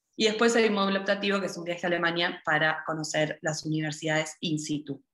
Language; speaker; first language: Spanish; native; Spanish